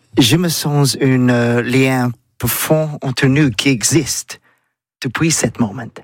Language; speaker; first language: French; non-native, learner; English